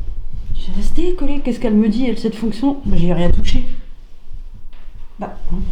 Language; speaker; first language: French; native; French